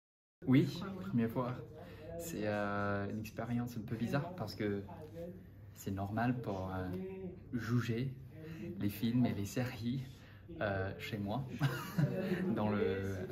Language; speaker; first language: French; non-native, fluent; English